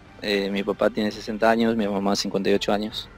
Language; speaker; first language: Spanish; native; Spanish